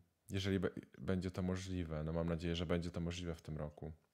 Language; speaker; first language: Polish; native; Polish